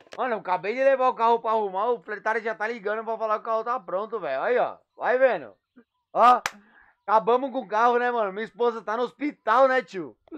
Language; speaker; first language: Portuguese; native; Portuguese